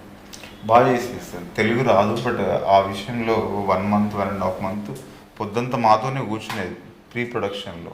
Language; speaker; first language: Telugu; native; Telugu